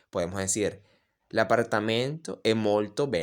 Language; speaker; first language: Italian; non-native, learner; Spanish